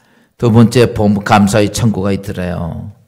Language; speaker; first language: Korean; native; Korean